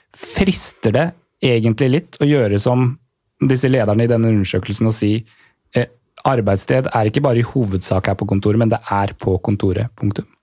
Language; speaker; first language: Norwegian; native; Norwegian